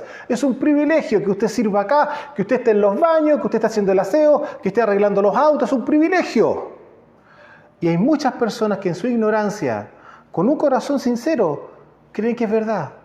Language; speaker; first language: Spanish; native; Spanish